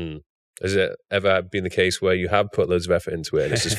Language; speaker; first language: English; native; English